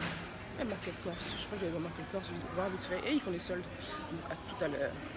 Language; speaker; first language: French; native; French